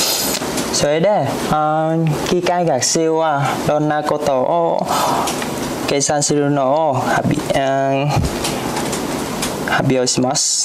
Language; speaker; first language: Japanese; non-native, learner; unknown